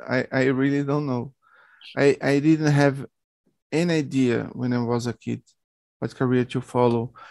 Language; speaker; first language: English; non-native, learner; Portuguese